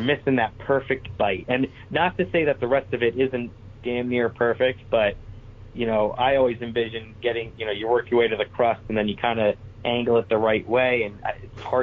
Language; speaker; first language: English; native; English